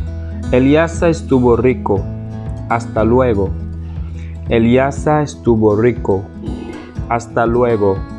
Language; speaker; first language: Spanish; non-native, fluent; Wolof